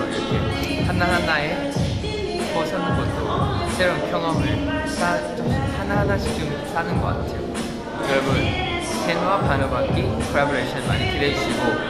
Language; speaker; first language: Korean; non-native, fluent; Thai